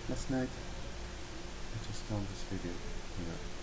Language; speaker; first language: English; non-native, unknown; Spanish